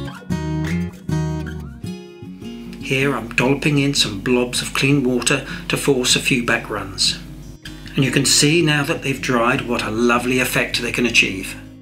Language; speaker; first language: English; native; English